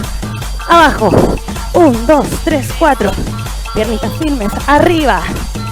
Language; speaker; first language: Spanish; native; Spanish